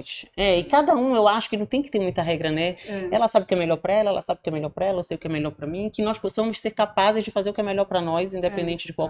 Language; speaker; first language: Portuguese; native; Portuguese